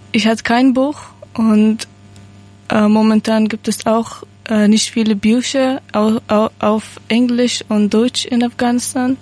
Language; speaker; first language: German; non-native, learner; Persian